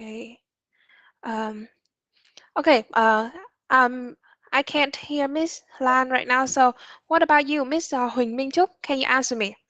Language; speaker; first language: English; non-native, fluent; Vietnamese